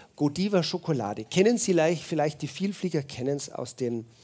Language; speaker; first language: German; native; German